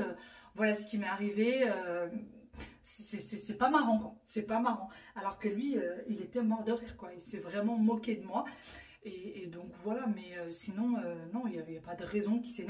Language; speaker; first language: French; native; French